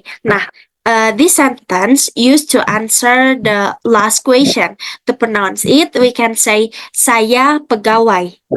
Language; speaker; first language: English; non-native, fluent; Indonesian